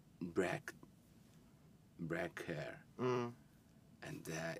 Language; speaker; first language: English; non-native, learner; Italian